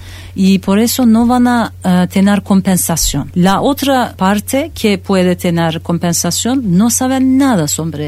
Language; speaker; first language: Spanish; non-native, fluent; Turkish